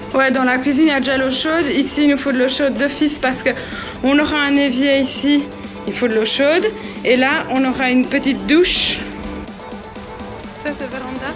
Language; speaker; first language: French; native; French